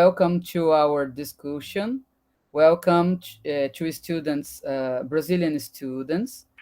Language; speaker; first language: English; non-native, learner; Portuguese